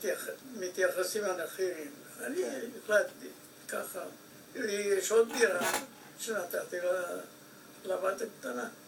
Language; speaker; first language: Hebrew; non-native, fluent; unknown